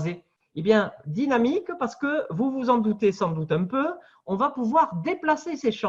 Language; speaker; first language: French; native; French